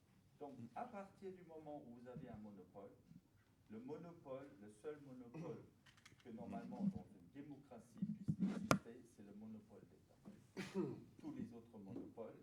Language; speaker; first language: French; non-native, fluent; German